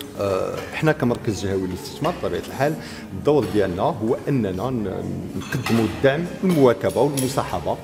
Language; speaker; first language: Arabic; native; Arabic